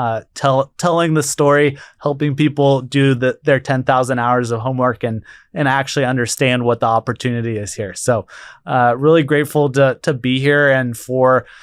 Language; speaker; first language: English; native; English